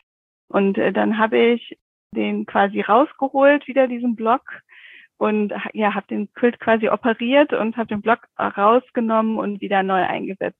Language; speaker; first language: German; native; German